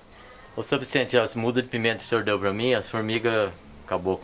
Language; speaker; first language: Portuguese; native; Portuguese